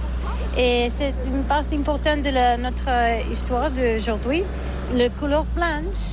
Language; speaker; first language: French; non-native, learner; Catalan